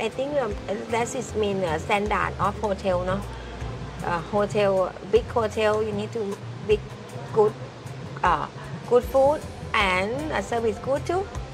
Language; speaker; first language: English; non-native, learner; Thai